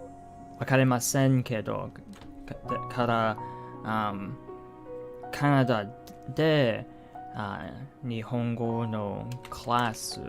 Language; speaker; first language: Japanese; non-native, learner; English